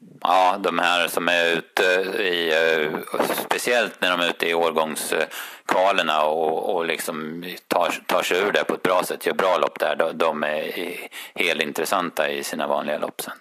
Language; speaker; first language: Swedish; native; Swedish